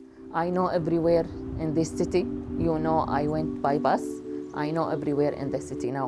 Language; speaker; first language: English; non-native, learner; Arabic